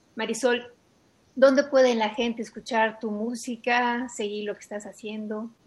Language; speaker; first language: Spanish; native; Spanish